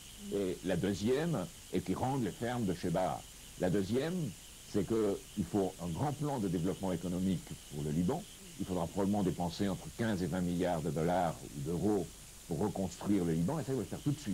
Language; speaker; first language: French; native; French